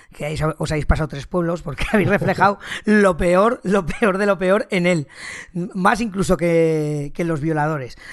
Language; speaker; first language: Spanish; native; Spanish